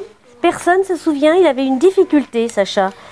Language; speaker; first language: French; native; French